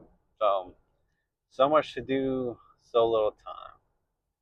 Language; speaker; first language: English; native; English